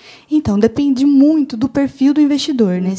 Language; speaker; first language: Portuguese; native; Portuguese